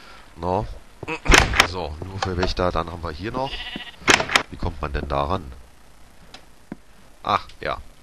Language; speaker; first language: German; native; German